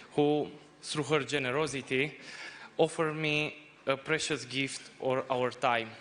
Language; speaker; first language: English; non-native, fluent; Romanian